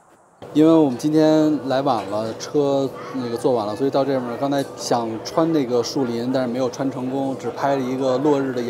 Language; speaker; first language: Chinese; native; Chinese